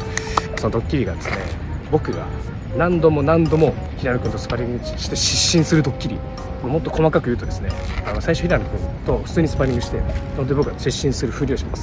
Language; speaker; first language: Japanese; native; Japanese